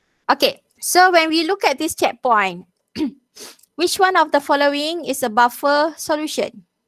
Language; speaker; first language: English; non-native, local second language; Malay